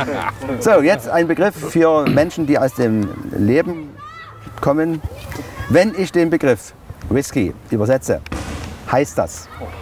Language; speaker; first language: German; native; German